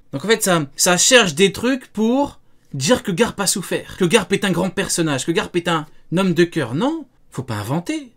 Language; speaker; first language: French; native; French